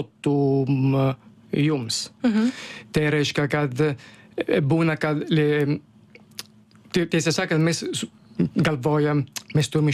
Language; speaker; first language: Lithuanian; non-native, fluent; Italian